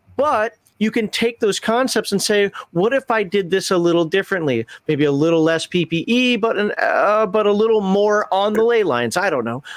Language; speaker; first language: English; native; English